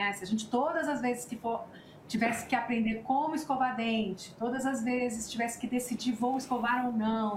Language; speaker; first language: Portuguese; native; Portuguese